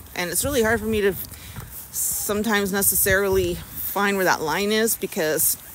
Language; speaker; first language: English; native; English